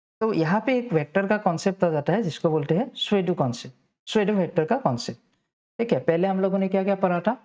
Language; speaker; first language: Hindi; non-native, local second language; Assamese